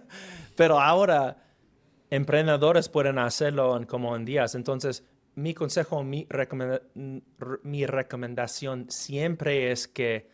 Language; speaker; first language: Spanish; non-native, fluent; English